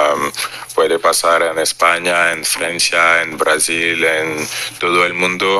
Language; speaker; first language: Spanish; non-native, fluent; French